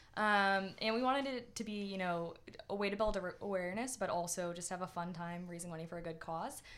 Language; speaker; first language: English; native; English